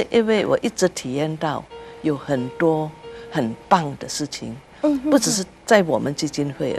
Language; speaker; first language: Chinese; early bilingual, heritage; Chinese